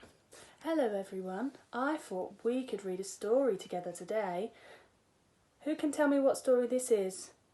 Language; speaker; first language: English; native; English